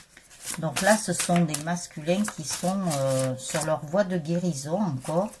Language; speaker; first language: French; native; French